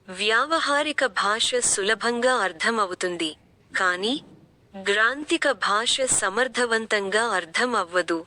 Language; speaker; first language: Telugu; native; Telugu